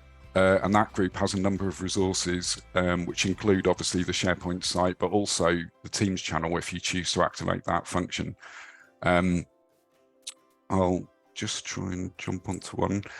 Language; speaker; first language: English; native; English